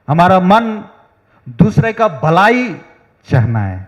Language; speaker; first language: Hindi; non-native, local second language; Telugu